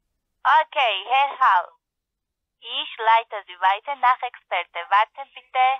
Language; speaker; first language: German; non-native, learner; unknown